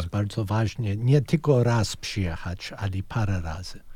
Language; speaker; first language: Polish; early bilingual, heritage; Polish